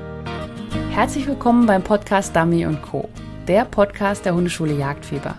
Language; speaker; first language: German; native; German